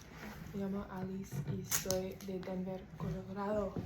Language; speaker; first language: Spanish; non-native, learner; English